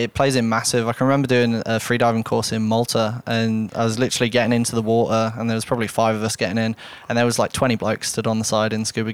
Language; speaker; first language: English; native; English